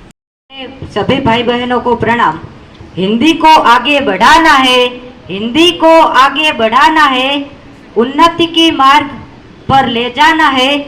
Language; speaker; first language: Hindi; non-native, local second language; Gujarati